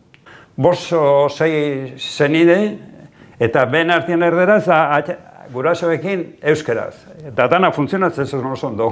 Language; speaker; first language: Basque; native; Basque